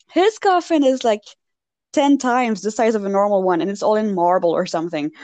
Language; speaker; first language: English; non-native, fluent; French